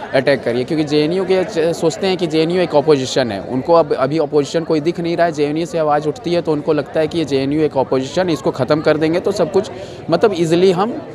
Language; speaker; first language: Hindi; native; Hindi